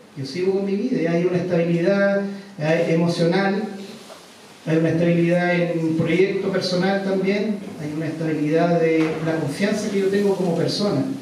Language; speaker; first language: Spanish; native; Spanish